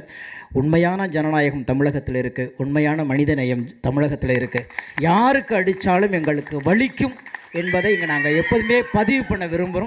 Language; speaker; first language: Tamil; native; Tamil